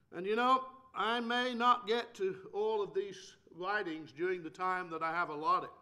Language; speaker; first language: English; native; English